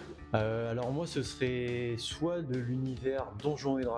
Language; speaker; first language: French; native; French